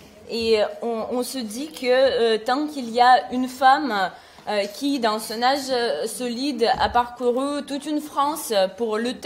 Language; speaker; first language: French; non-native, fluent; Russian